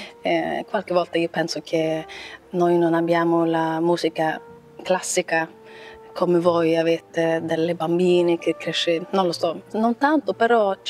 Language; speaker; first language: Italian; non-native, learner; Swedish